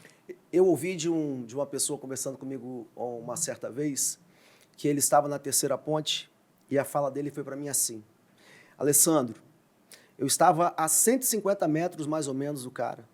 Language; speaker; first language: Portuguese; native; Portuguese